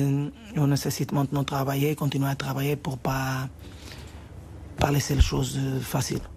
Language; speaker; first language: French; non-native, fluent; Portuguese